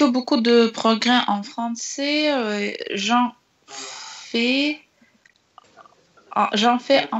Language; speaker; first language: French; non-native, learner; Russian